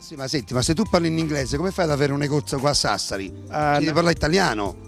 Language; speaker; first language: Italian; native; Italian